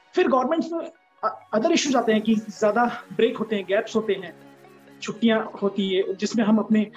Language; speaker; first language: Hindi; native; Hindi